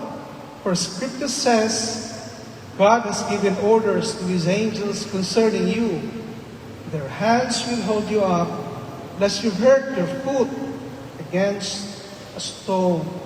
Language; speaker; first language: English; non-native, local second language; Filipino